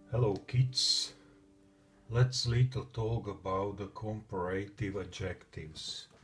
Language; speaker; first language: English; non-native, learner; Slovak